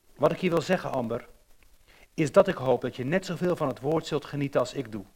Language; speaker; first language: Dutch; native; Dutch